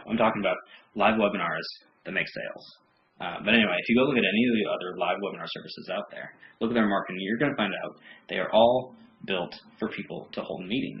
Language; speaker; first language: English; native; English